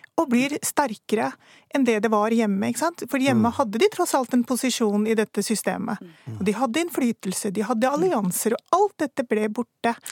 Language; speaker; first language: Norwegian; early bilingual, other home language; Urdu